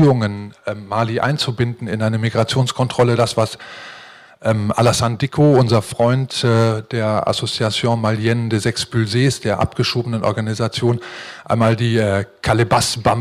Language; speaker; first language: German; native; German